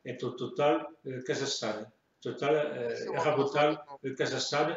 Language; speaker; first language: Russian; non-native, fluent; French